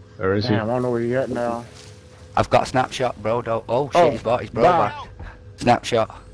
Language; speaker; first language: English; native; English